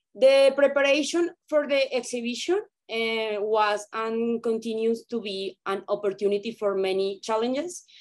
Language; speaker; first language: English; non-native, learner; Spanish